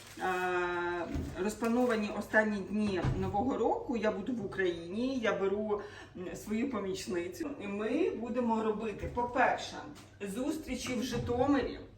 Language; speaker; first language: Ukrainian; non-native, local second language; Russian